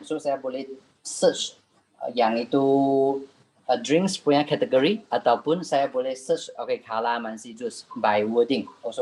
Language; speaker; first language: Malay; non-native, local second language; Chinese